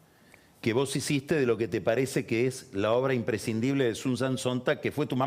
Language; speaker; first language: Spanish; native; Spanish